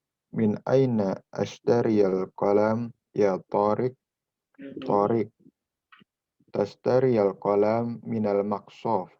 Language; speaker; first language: Arabic; non-native, learner; Indonesian